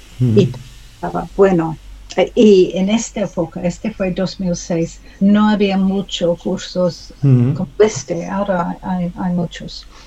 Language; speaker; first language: Spanish; non-native, learner; English